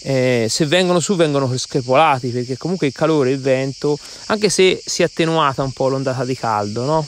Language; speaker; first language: Italian; native; Italian